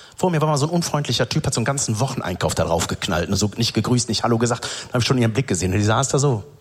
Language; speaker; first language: German; native; German